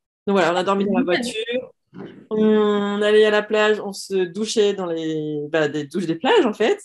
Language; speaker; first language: French; native; French